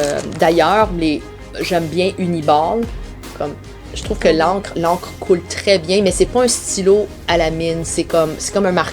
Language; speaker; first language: French; native; French